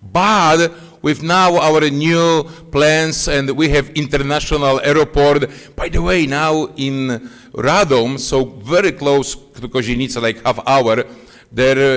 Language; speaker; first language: English; non-native, fluent; Polish